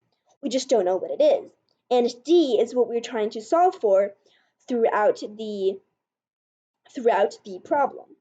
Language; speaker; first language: English; native; English